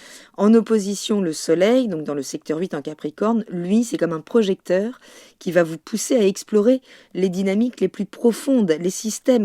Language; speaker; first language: French; native; French